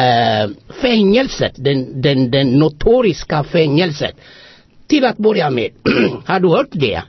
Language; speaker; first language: Swedish; non-native, fluent; Amharic